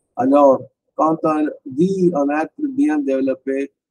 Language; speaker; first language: French; non-native, fluent; Tamil